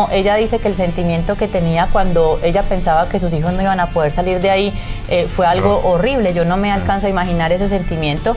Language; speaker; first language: Spanish; native; Spanish